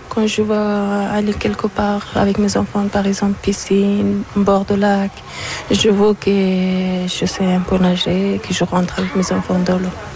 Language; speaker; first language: French; non-native, learner; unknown